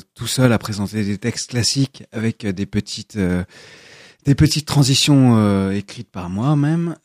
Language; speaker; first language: French; native; French